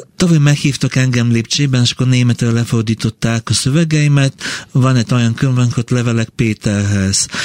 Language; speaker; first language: Hungarian; non-native, fluent; Bulgarian